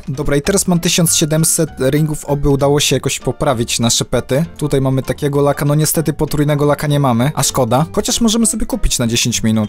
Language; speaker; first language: Polish; native; Polish